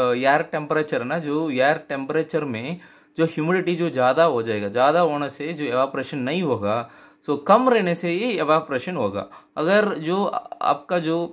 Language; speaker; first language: Hindi; non-native, local second language; Tamil